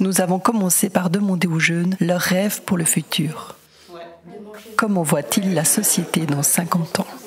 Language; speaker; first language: French; native; French